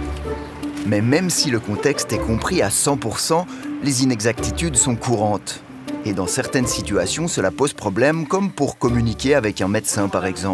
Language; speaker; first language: French; native; French